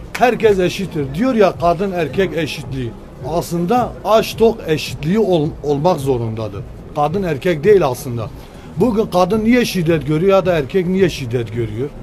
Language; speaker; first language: Turkish; non-native, local second language; Kurdish